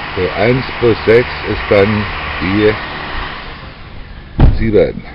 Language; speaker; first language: German; native; German